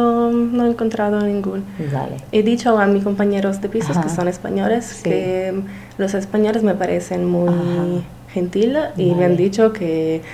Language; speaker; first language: Spanish; non-native, learner; Italian